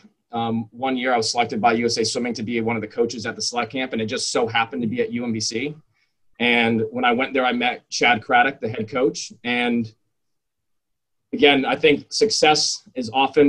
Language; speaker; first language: English; native; English